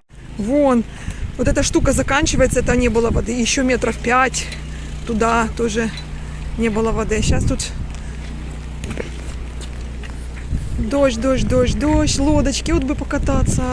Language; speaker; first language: Russian; native; Russian